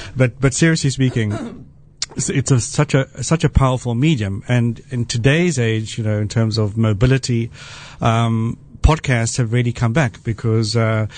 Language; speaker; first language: English; native; English